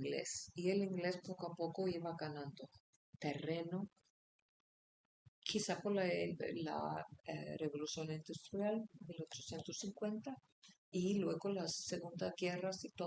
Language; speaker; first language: Spanish; non-native, fluent; Icelandic